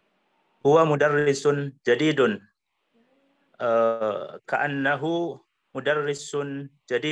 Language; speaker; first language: Arabic; non-native, learner; Indonesian